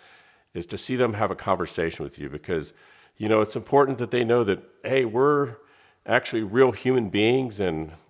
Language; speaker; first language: English; native; English